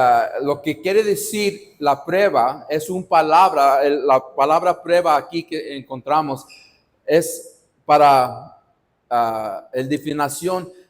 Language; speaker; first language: Spanish; non-native, fluent; English